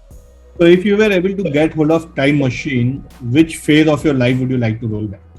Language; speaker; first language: English; non-native, local second language; Hindi